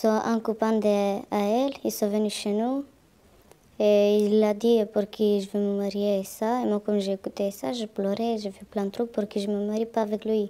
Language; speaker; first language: French; non-native, learner; Romanian